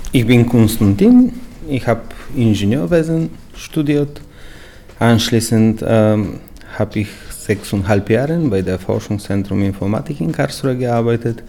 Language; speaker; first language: German; non-native, fluent; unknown